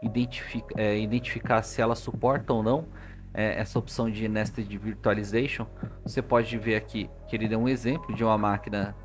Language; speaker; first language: Portuguese; native; Portuguese